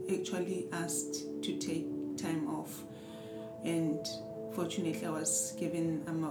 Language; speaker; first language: English; non-native, local second language; Southern Sotho